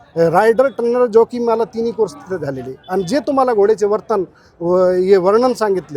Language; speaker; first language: Marathi; non-native, fluent; Hindi